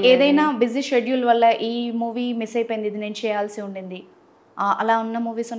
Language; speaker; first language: Telugu; native; Telugu